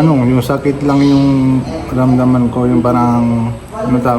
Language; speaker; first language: Filipino; non-native, learner; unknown